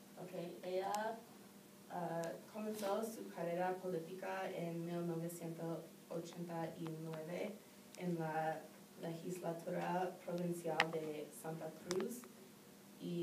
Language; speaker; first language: Spanish; non-native, learner; English